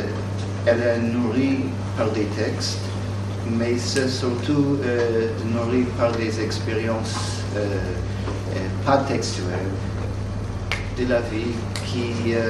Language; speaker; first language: French; non-native, fluent; English